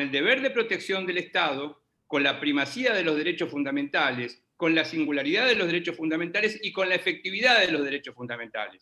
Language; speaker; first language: Spanish; native; Spanish